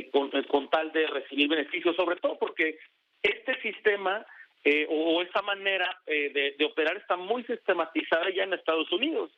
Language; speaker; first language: Spanish; native; Spanish